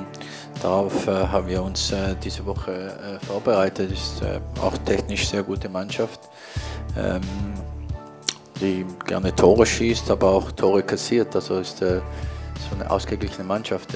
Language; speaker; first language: German; non-native, fluent; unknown